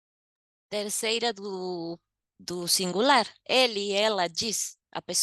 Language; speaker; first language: Portuguese; non-native, fluent; Spanish